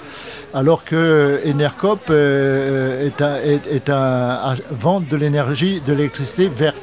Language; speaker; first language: French; native; French